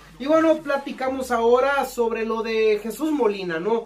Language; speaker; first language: Spanish; native; Spanish